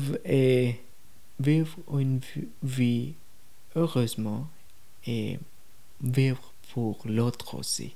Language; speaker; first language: French; non-native, learner; Tamil